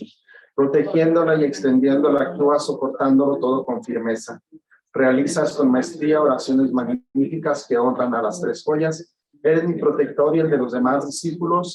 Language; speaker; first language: Spanish; native; Spanish